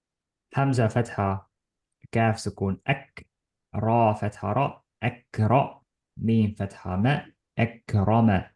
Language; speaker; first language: Arabic; non-native, fluent; Estonian